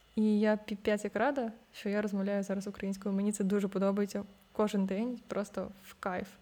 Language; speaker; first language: Ukrainian; non-native, local second language; Russian